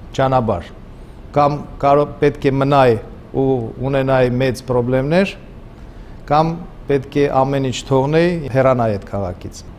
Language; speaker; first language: Armenian; native; Armenian